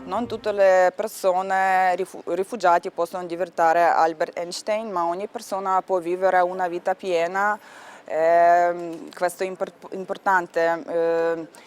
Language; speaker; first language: Italian; non-native, learner; Ukrainian